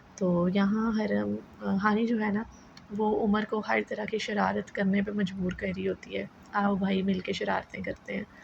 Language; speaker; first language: Urdu; native; Urdu